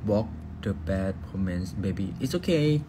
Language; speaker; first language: English; non-native, learner; Thai